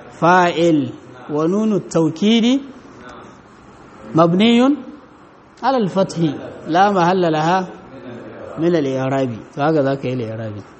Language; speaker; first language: Arabic; non-native, fluent; Hausa